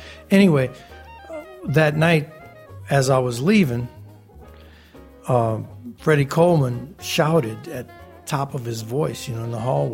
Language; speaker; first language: English; native; English